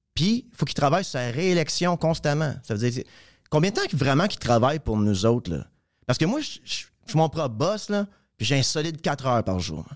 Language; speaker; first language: French; native; French